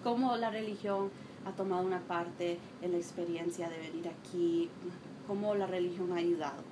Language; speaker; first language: Spanish; non-native, learner; English